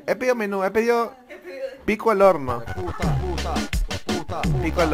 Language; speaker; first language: Spanish; native; Spanish